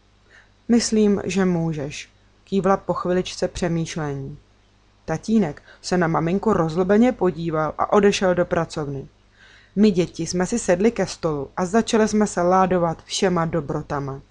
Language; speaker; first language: Czech; native; Czech